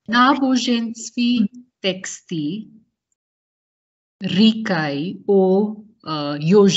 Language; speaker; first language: Czech; non-native, learner; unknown